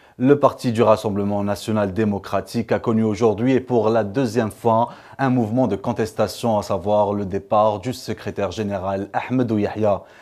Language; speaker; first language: French; non-native, local second language; Arabic